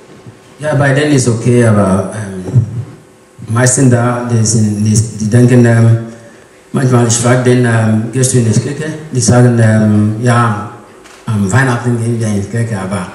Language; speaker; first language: German; non-native, learner; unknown